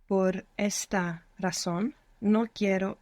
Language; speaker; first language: Spanish; non-native, learner; English